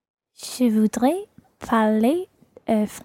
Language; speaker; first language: French; non-native, learner; English